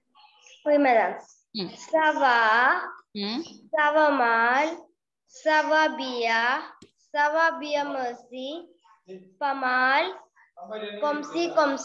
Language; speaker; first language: French; non-native, learner; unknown